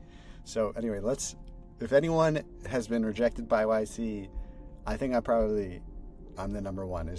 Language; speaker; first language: English; native; English